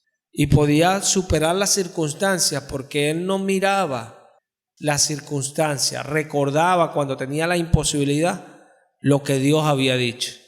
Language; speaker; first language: Spanish; native; Spanish